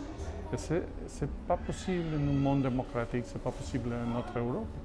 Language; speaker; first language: French; non-native, fluent; Catalan